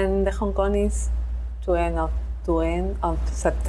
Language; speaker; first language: English; non-native, learner; Spanish